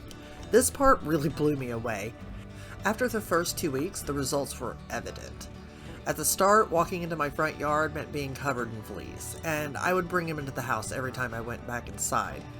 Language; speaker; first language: English; native; English